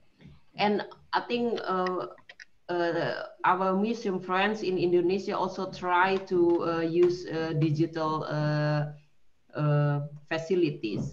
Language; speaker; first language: English; non-native, fluent; Indonesian